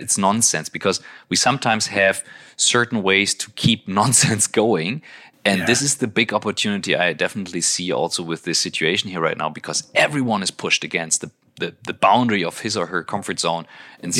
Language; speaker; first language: English; non-native, fluent; German